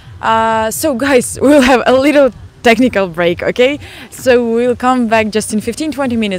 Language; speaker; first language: English; non-native, fluent; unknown